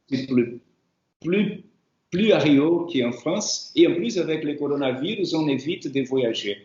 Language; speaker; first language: French; non-native, fluent; Portuguese